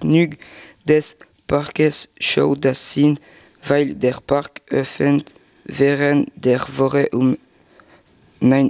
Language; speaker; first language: German; non-native, learner; French